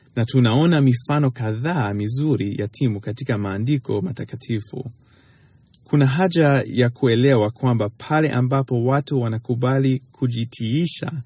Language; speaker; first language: Swahili; early bilingual, other home language; English